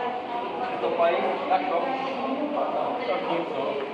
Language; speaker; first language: Portuguese; native; Portuguese